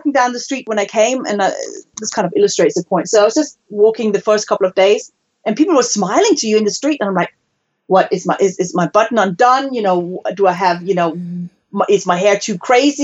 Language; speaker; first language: English; non-native, fluent; Danish